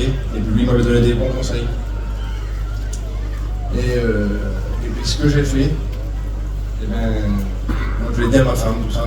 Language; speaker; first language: French; native; French